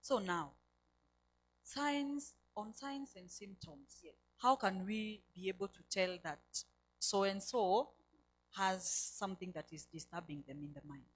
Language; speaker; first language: English; non-native, local second language; Swahili